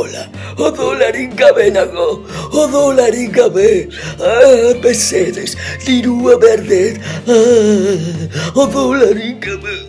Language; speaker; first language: Basque; non-native, local second language; Spanish